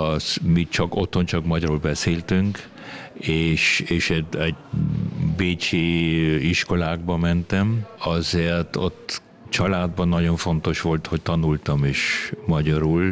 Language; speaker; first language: Hungarian; early bilingual, heritage; Hungarian